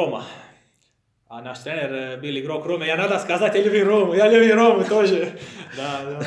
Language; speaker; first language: Russian; non-native, learner; Croatian